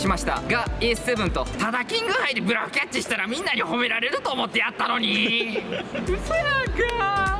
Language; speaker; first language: Japanese; native; Japanese